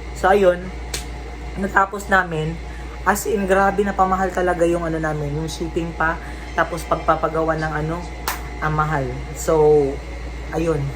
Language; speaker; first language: Filipino; non-native, local second language; Cebuano